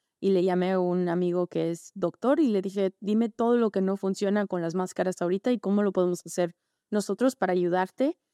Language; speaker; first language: Spanish; early bilingual, heritage; Spanish